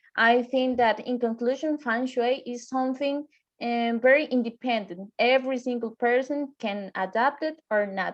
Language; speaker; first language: English; non-native, fluent; Spanish